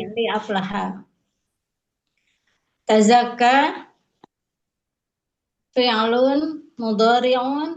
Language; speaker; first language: Arabic; non-native, learner; Indonesian